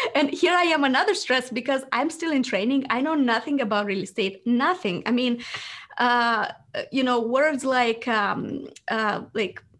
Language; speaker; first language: English; non-native, fluent; Romanian